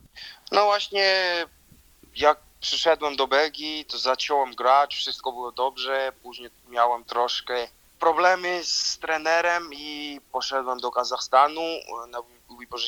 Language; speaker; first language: Polish; non-native, learner; Georgian